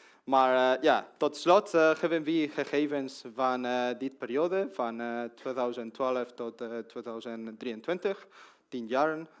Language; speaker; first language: Dutch; non-native, learner; Spanish